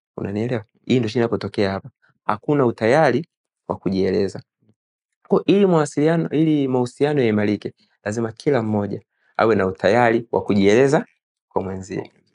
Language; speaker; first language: Swahili; native; Swahili